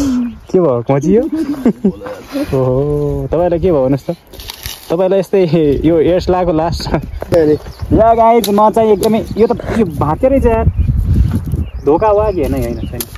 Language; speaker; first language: Nepali; native; Nepali